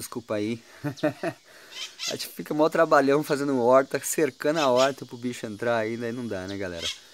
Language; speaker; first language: Portuguese; native; Portuguese